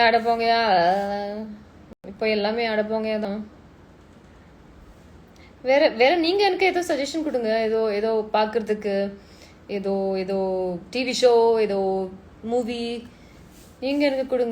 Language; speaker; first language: Tamil; non-native, fluent; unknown